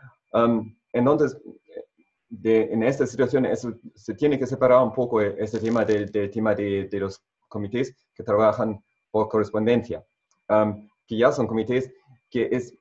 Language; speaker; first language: Spanish; non-native, fluent; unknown